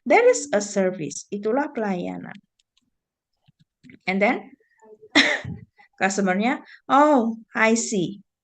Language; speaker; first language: English; non-native, fluent; Indonesian